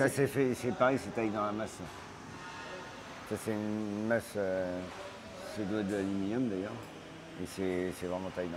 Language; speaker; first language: French; native; French